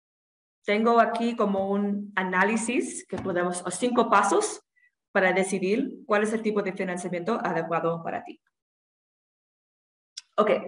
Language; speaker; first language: Spanish; non-native, fluent; English